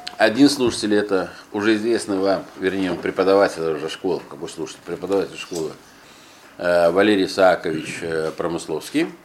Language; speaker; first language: Russian; native; Russian